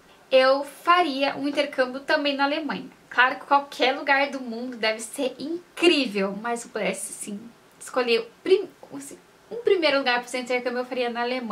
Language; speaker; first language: Portuguese; native; Portuguese